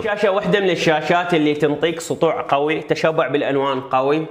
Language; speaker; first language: Arabic; native; Arabic